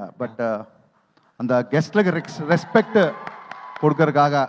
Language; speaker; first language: Tamil; non-native, local second language; Telugu